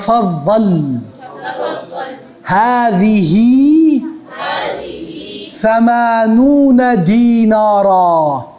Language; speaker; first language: Arabic; non-native, fluent; Urdu